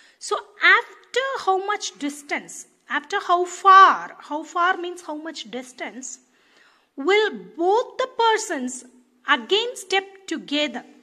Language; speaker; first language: English; non-native, local second language; Tamil